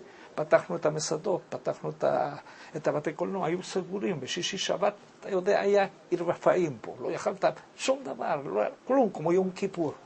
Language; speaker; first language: Hebrew; early bilingual, other home language; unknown